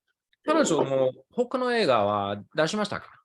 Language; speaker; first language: Japanese; early bilingual, other home language; English